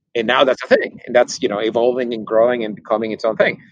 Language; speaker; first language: English; non-native, fluent; Spanish